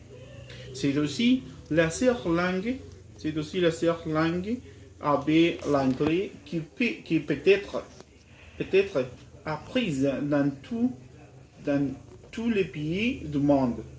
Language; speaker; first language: French; non-native, learner; Spanish